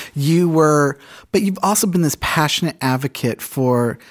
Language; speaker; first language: English; native; English